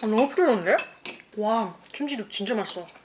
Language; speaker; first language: Korean; non-native, fluent; German